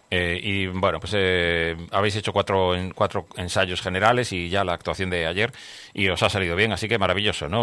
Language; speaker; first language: Spanish; native; Spanish